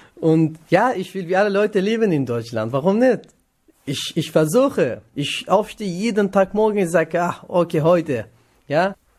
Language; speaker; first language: German; non-native, learner; Kurdish